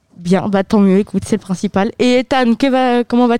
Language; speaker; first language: French; native; French